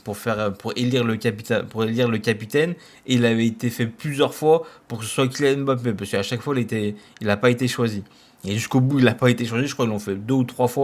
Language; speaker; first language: French; native; French